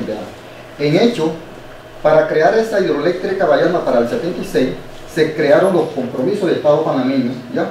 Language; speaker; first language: Spanish; non-native, local second language; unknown